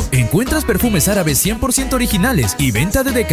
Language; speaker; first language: Spanish; native; Spanish